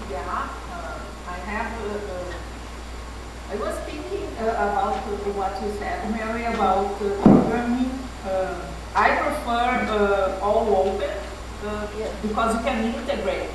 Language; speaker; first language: English; non-native, fluent; Portuguese